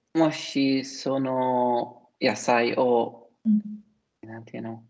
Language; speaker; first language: Japanese; non-native, learner; Italian